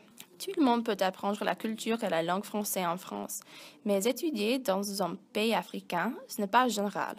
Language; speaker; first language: French; non-native, learner; English